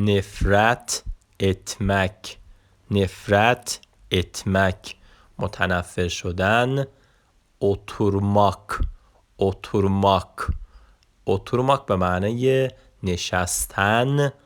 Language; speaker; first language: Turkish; non-native, fluent; Persian